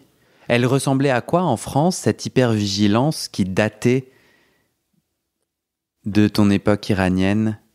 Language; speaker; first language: French; native; French